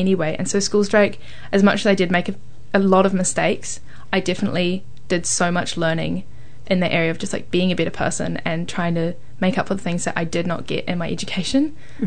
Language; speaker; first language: English; native; English